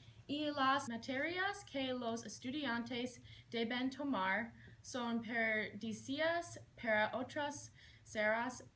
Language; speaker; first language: Spanish; non-native, learner; English